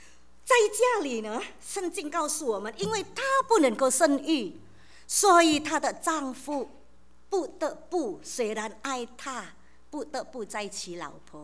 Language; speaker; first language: Chinese; native; Chinese